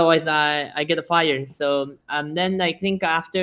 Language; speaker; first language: English; non-native, fluent; Japanese